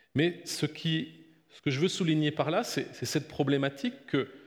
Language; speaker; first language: French; native; French